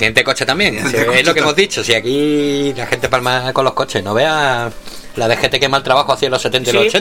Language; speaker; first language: Spanish; native; Spanish